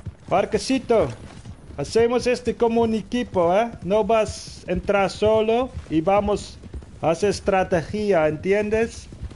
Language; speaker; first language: Spanish; non-native, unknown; Dutch